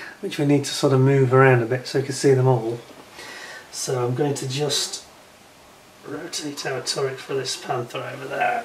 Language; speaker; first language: English; native; English